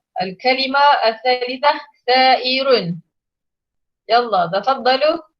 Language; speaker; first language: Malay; native; Malay